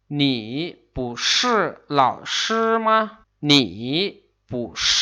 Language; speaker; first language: Chinese; non-native, learner; Lao